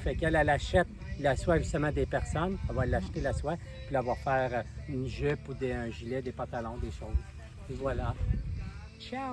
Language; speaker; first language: French; native; French